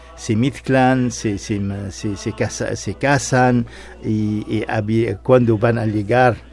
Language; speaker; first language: Spanish; non-native, fluent; Arabic